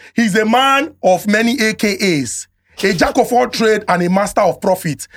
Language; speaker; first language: Nigerian Pidgin; native; Nigerian Pidgin